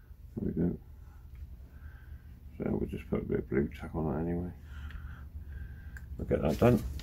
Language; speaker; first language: English; native; English